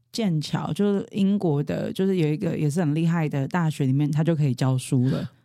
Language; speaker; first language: Chinese; non-native, local second language; Hakka Chinese